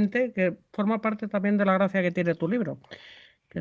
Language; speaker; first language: Spanish; native; Spanish